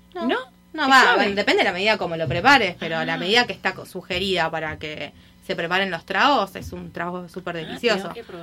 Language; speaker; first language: Spanish; native; Spanish